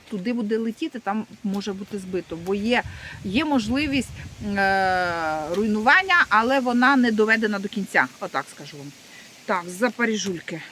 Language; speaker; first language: Ukrainian; non-native, local second language; Russian